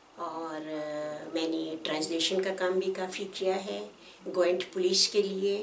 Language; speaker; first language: Urdu; non-native, local second language; Pashto